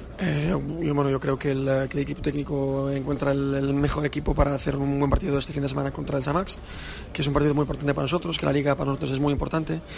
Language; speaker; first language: Spanish; early bilingual, heritage; Spanish